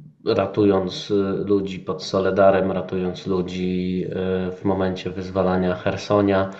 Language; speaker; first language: Polish; native; Polish